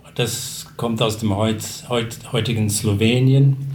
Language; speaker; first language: German; non-native, fluent; English